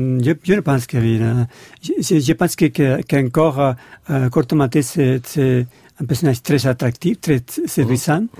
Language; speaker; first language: French; non-native, learner; Spanish